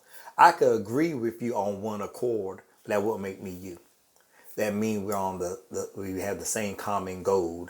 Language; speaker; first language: English; native; English